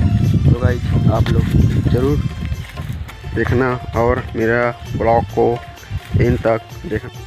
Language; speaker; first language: Hindi; non-native, local second language; Chhattisgarhi